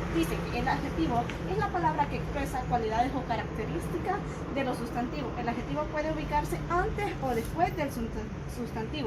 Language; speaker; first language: Spanish; native; Spanish